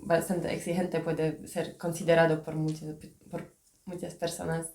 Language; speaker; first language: Spanish; non-native, fluent; Polish